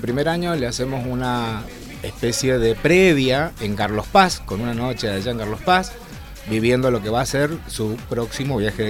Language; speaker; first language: Spanish; native; Spanish